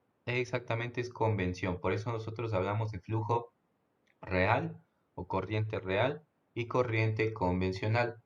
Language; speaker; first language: Spanish; native; Spanish